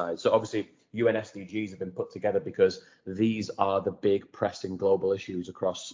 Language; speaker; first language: English; native; English